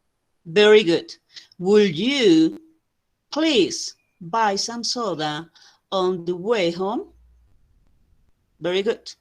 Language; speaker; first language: English; non-native, fluent; Spanish